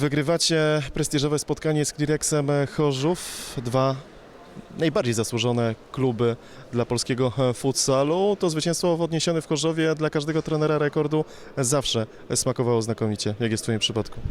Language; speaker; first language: Polish; native; Polish